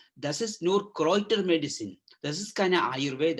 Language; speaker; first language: German; non-native, learner; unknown